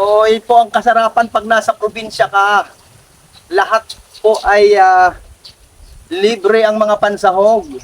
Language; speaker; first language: Filipino; native; Filipino